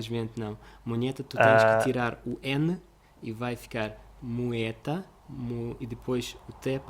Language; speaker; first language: Portuguese; non-native, fluent; Russian